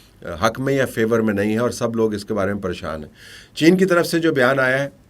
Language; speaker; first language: Urdu; native; Urdu